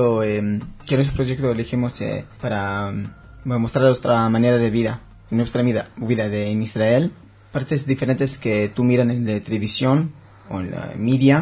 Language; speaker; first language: Spanish; non-native, learner; Hebrew